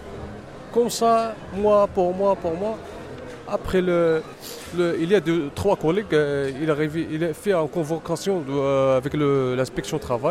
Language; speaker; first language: French; non-native, learner; Arabic